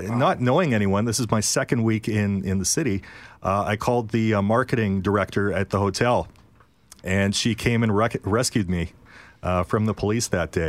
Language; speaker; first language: English; native; English